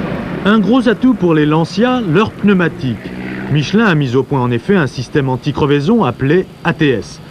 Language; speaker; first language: French; native; French